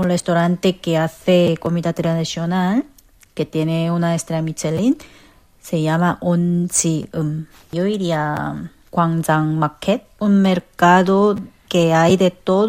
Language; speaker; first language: Spanish; non-native, fluent; Korean